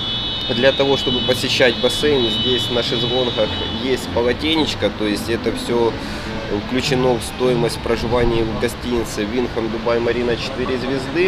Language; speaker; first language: Russian; native; Russian